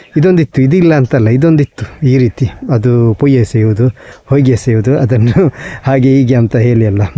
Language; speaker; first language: Kannada; non-native, local second language; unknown